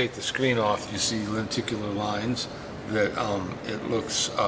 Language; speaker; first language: English; native; English